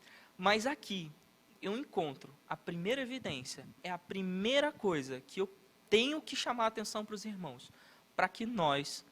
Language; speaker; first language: Portuguese; native; Portuguese